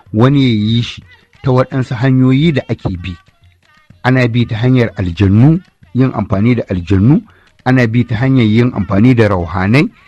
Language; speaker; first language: Hausa; native; Hausa